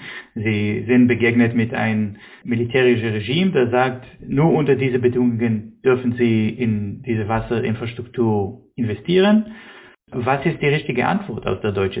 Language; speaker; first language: German; non-native, fluent; Hebrew